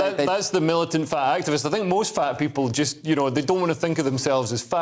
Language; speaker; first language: English; native; English